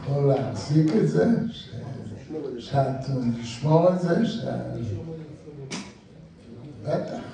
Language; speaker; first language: Hebrew; non-native, fluent; Yiddish